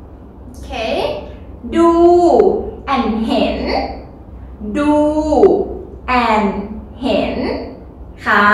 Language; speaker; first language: English; non-native, learner; Thai